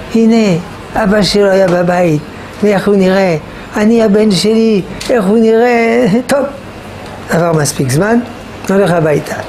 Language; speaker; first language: Hebrew; non-native, fluent; French